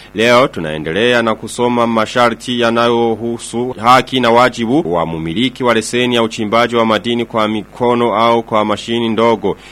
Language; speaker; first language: Swahili; non-native, local second language; Rundi